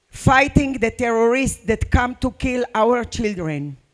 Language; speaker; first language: English; non-native, learner; Arabic